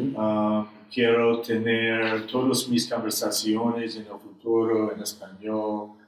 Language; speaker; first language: Spanish; non-native, learner; English